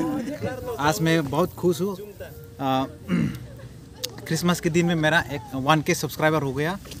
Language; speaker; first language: Hindi; non-native, local second language; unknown